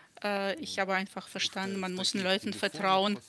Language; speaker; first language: German; non-native, fluent; Russian